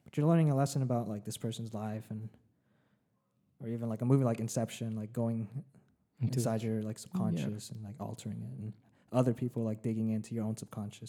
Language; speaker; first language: English; early bilingual, other home language; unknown